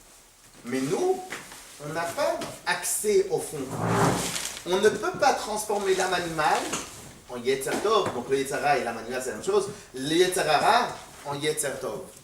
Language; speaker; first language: French; native; French